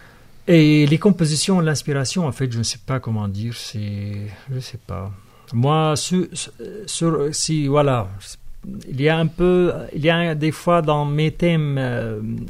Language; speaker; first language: French; non-native, fluent; Arabic